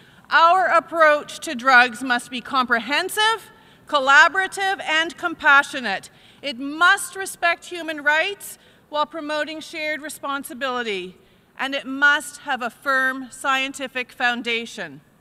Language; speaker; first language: English; native; English